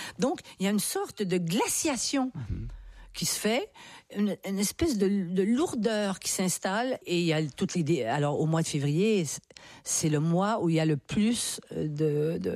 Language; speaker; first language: French; native; French